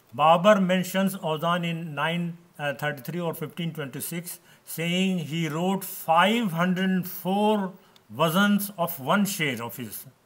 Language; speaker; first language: English; non-native, local second language; Urdu